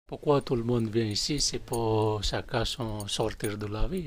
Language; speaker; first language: French; non-native, learner; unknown